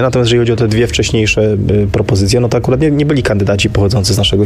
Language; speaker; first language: Polish; native; Polish